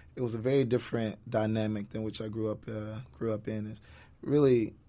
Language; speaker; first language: English; native; English